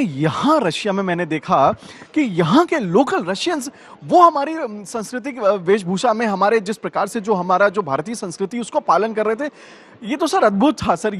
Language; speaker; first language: Hindi; native; Hindi